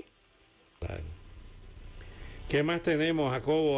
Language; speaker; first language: Spanish; native; Spanish